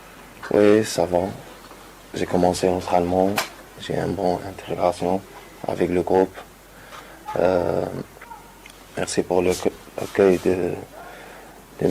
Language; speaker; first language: French; non-native, learner; Arabic